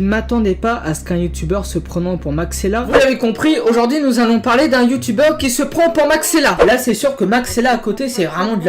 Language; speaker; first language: French; native; French